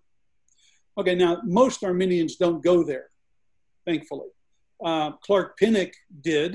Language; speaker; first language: English; native; English